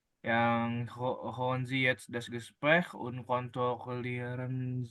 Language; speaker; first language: German; non-native, fluent; Indonesian